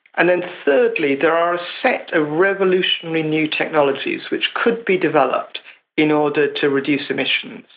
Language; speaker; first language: English; native; English